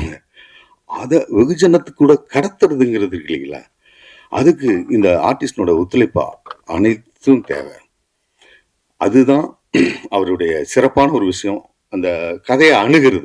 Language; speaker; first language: Tamil; native; Tamil